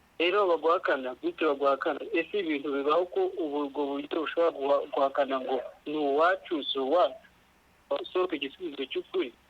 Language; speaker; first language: Kinyarwanda; native; Kinyarwanda